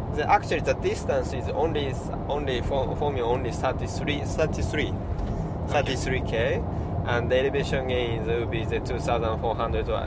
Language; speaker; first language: English; non-native, learner; Japanese